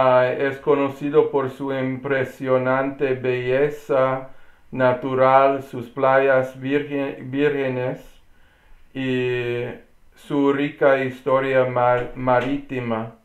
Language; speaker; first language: Spanish; non-native, learner; English